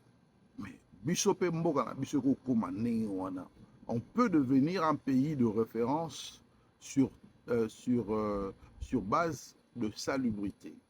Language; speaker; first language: French; non-native, local second language; Lingala